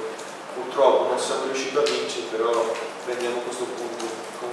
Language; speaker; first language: Italian; non-native, fluent; Portuguese